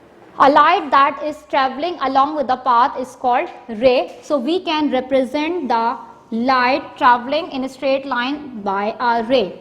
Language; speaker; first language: English; non-native, local second language; Urdu